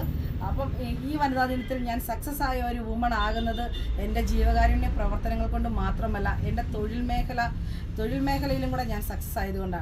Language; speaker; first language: Malayalam; native; Malayalam